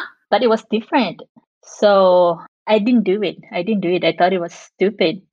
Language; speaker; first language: English; non-native, fluent; French